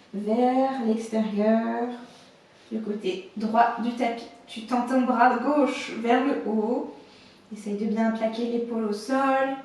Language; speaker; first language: French; native; French